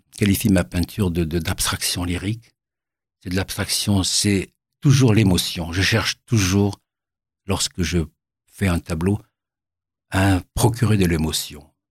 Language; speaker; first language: French; native; French